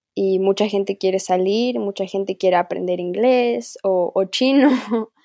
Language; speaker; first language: Spanish; non-native, local second language; Quechua